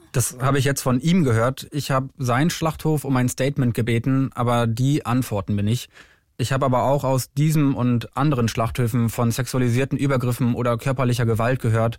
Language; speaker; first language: German; native; German